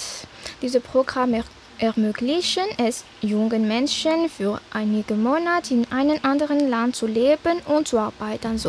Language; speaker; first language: German; non-native, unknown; Malagasy